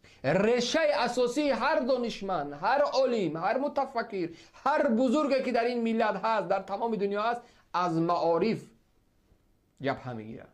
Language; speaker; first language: Persian; native; Persian